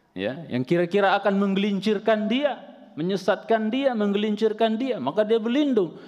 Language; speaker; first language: Indonesian; non-native, local second language; Sundanese